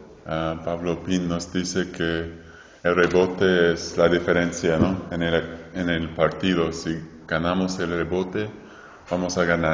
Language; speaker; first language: Spanish; non-native, fluent; English